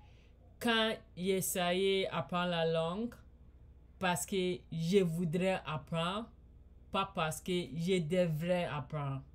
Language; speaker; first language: French; non-native, learner; English